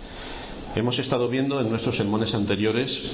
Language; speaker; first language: Spanish; native; Spanish